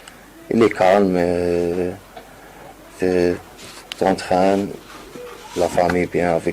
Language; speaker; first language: French; non-native, learner; Arabic